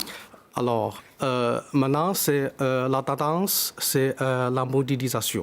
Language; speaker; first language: French; non-native, fluent; Chinese